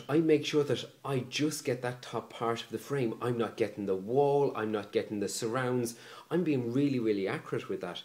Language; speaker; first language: English; native; English